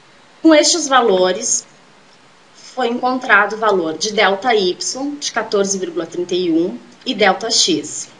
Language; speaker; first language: Portuguese; native; Portuguese